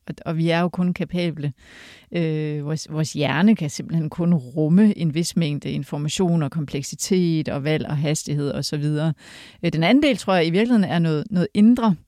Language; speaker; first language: Danish; early bilingual, other home language; Polish